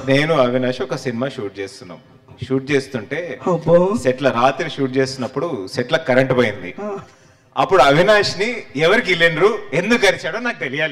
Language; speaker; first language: Telugu; native; Telugu